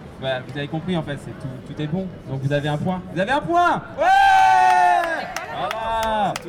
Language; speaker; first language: French; native; French